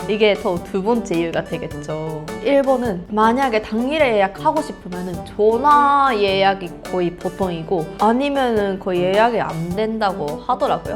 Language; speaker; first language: Korean; non-native, fluent; Japanese